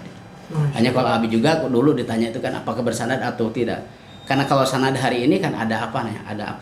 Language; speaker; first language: Indonesian; non-native, local second language; Sundanese